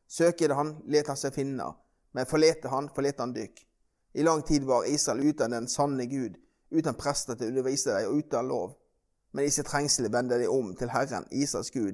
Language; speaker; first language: Norwegian; native; Norwegian